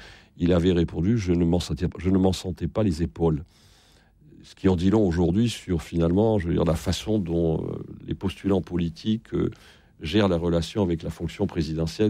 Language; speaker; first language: French; native; French